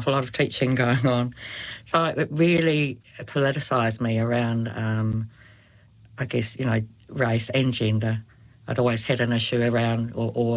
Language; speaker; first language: English; native; English